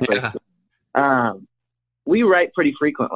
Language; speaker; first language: English; native; English